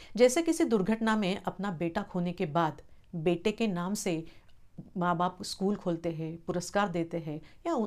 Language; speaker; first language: Hindi; non-native, local second language; Marathi